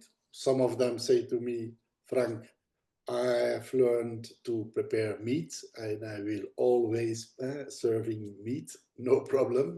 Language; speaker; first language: English; non-native, fluent; Dutch